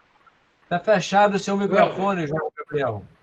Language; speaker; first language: Portuguese; native; Portuguese